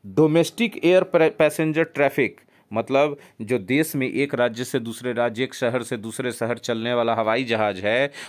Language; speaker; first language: Hindi; native; Hindi